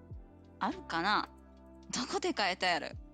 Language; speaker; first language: Japanese; non-native, learner; English